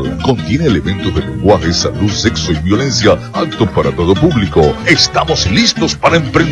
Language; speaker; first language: Spanish; native; Spanish